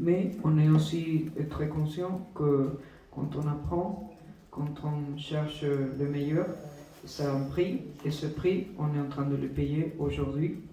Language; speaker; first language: French; non-native, fluent; Spanish